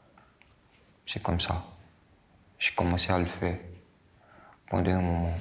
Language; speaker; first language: French; non-native, local second language; Bambara